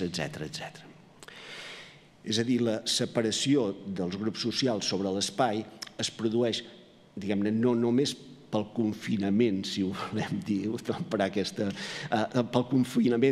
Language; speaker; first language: Catalan; native; Catalan